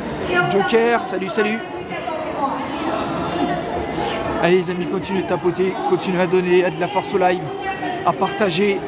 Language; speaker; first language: French; native; French